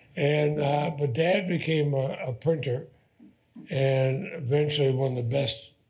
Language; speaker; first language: English; native; English